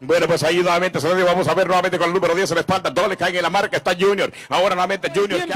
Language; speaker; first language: Spanish; native; Spanish